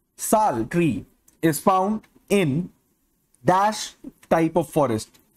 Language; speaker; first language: English; non-native, local second language; Bangla